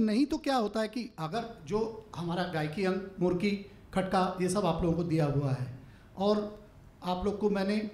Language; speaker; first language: Hindi; native; Hindi